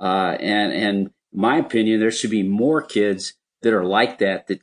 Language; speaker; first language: English; native; English